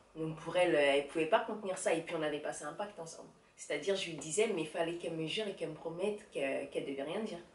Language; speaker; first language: French; native; French